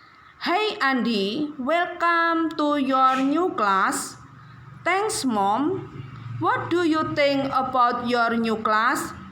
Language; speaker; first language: English; non-native, learner; Indonesian